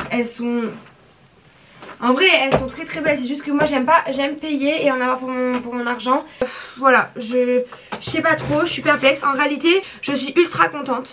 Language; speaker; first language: French; native; French